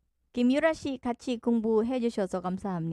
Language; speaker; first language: Korean; non-native, learner; Filipino